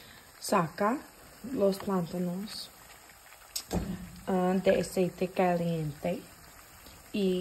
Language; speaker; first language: Spanish; non-native, learner; English